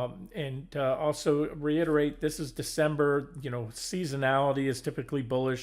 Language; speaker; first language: English; native; English